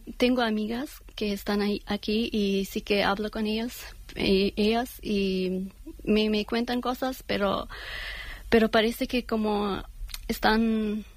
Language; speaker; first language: Spanish; non-native, fluent; Persian